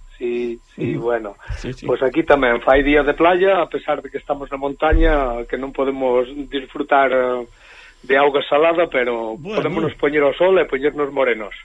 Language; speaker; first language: Galician; native; Galician